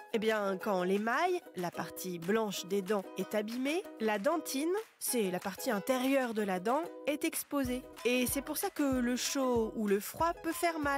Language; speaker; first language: French; native; French